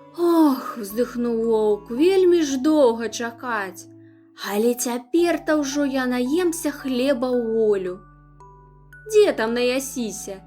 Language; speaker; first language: Belarusian; non-native, local second language; Russian